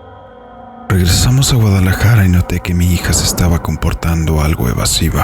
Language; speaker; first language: Spanish; native; Spanish